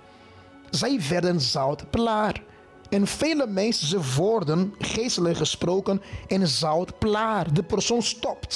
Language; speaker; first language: Dutch; non-native, fluent; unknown